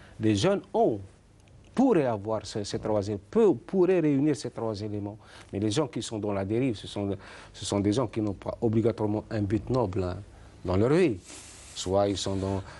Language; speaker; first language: French; non-native, local second language; Arabic